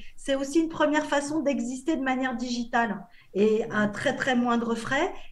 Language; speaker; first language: French; native; French